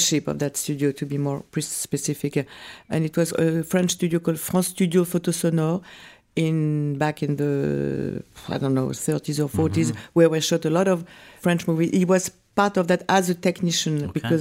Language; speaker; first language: English; non-native, fluent; French